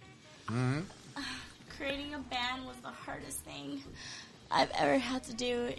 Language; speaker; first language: English; early bilingual, other home language; Korean